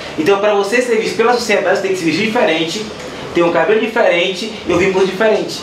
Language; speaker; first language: Portuguese; native; Portuguese